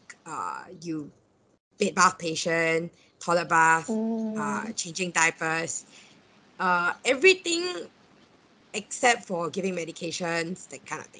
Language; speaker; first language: English; non-native, local second language; Cantonese